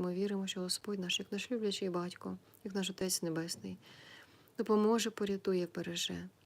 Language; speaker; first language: Ukrainian; native; Ukrainian